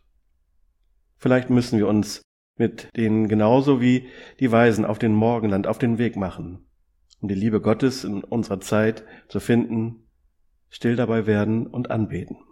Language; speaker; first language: German; native; German